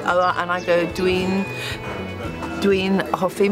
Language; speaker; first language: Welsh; non-native, learner; English